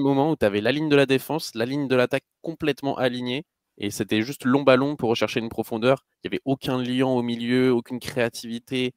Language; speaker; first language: French; native; French